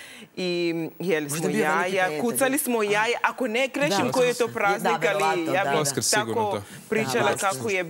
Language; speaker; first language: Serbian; non-native, learner; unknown